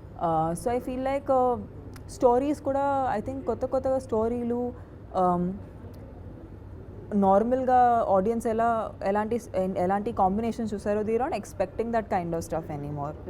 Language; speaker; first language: Telugu; non-native, fluent; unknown